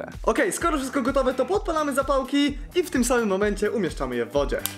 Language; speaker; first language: Polish; native; Polish